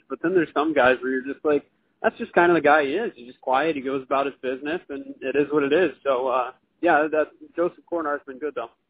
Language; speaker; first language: English; native; English